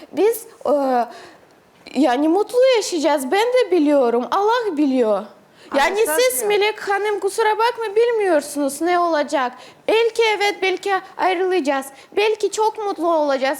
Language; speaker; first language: Turkish; non-native, learner; Russian